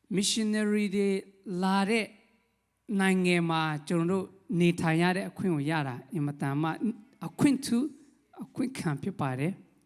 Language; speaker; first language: Burmese; non-native, local second language; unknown